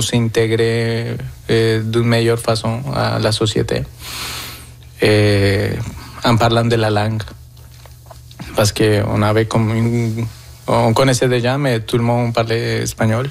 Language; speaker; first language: French; non-native, fluent; Spanish